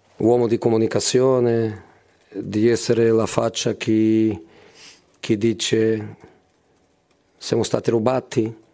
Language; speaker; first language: Italian; non-native, fluent; Portuguese